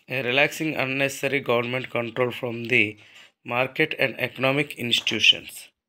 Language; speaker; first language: English; non-native, local second language; Telugu